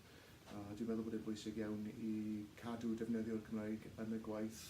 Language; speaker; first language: Welsh; non-native, local second language; English